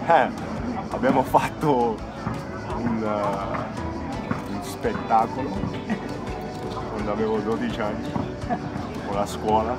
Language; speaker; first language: Italian; early bilingual, other home language; English